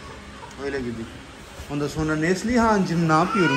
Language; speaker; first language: Turkish; non-native, learner; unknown